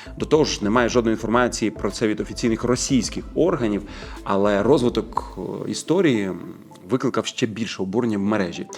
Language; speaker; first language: Ukrainian; non-native, local second language; Russian